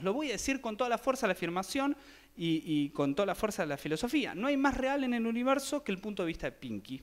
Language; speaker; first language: Spanish; native; Spanish